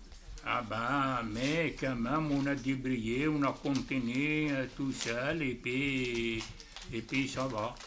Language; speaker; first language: French; non-native, fluent; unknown